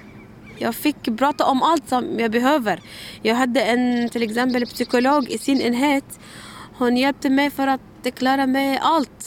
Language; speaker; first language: Swedish; non-native, learner; Arabic